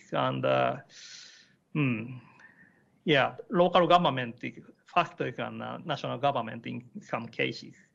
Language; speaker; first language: English; non-native, learner; Japanese